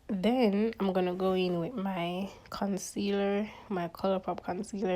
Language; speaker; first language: English; native; English